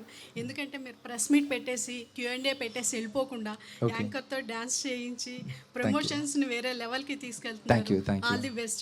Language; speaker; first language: Telugu; native; Telugu